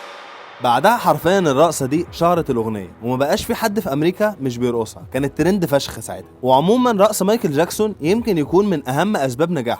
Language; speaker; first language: Arabic; native; Arabic